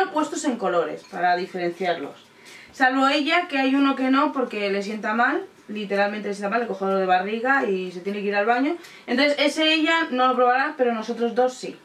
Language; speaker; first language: Spanish; native; Spanish